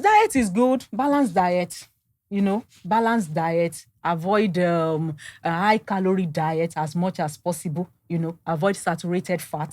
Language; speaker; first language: English; non-native, local second language; Yoruba